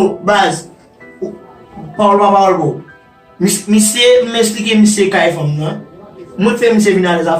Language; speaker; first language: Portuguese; non-native, learner; Haitian Creole